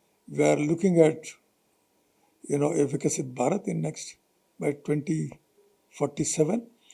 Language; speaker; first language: English; non-native, local second language; Telugu